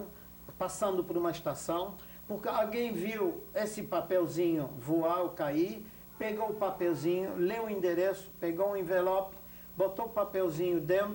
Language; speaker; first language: Portuguese; non-native, fluent; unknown